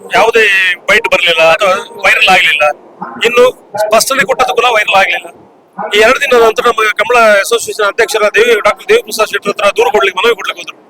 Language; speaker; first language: Kannada; non-native, local second language; Tulu